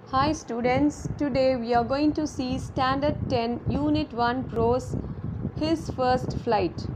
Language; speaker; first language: English; non-native, local second language; Tamil